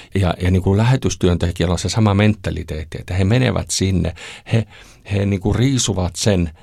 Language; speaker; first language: Finnish; non-native, fluent; German